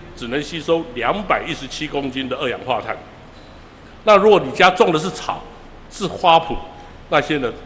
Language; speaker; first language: Chinese; native; Chinese